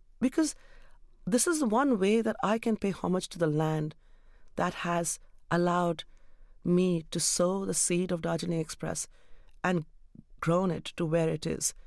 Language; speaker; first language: English; non-native, local second language; Urdu